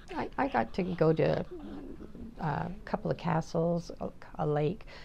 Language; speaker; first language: English; native; English